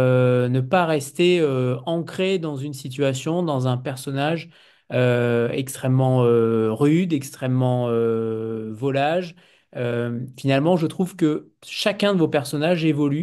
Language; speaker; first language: French; native; French